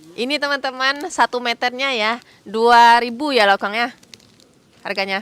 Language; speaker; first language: Indonesian; native; Indonesian